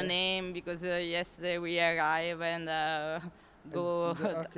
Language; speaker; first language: English; non-native, learner; Italian